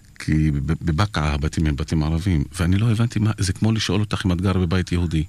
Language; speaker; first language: Hebrew; non-native, local second language; Arabic